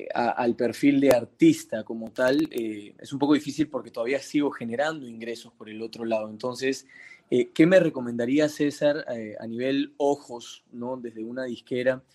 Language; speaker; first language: Spanish; native; Spanish